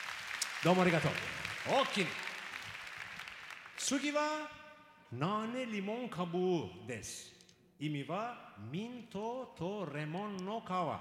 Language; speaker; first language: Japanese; non-native, learner; Turkish